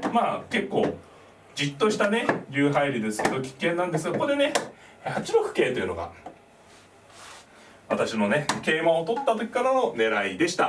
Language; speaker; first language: Japanese; native; Japanese